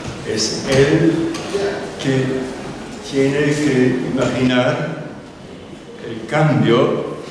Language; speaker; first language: Spanish; non-native, fluent; German